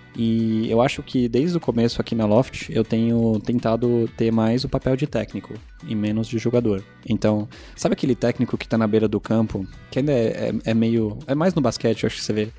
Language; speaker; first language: Portuguese; non-native, fluent; German